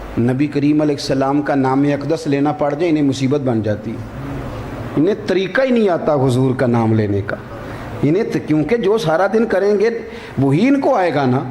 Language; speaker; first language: Urdu; non-native, local second language; Punjabi